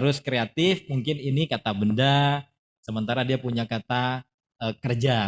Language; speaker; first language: Indonesian; native; Indonesian